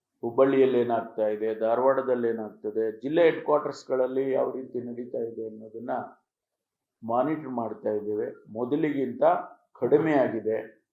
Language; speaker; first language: Kannada; native; Kannada